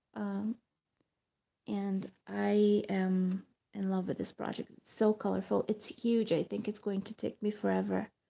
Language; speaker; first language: English; non-native, fluent; Hebrew